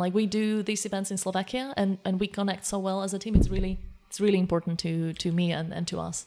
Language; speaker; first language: English; non-native, fluent; Slovak